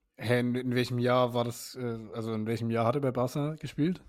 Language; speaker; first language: German; native; German